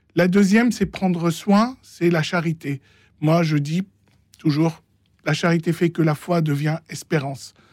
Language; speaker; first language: French; non-native, local second language; Arabic